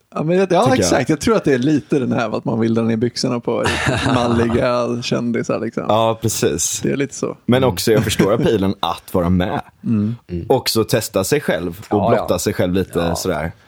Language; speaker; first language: Swedish; native; Swedish